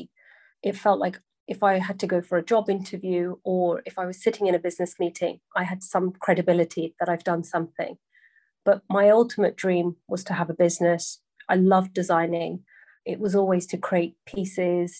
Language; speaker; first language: English; native; English